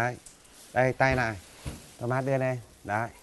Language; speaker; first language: Vietnamese; native; Vietnamese